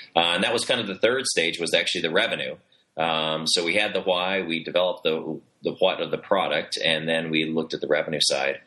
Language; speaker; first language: English; native; English